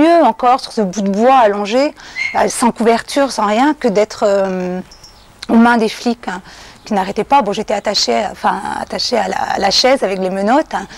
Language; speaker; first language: French; native; French